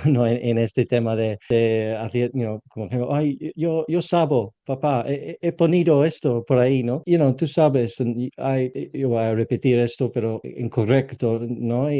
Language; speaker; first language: Spanish; non-native, learner; English